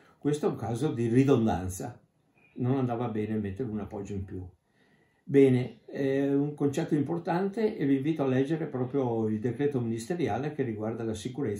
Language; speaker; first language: Italian; native; Italian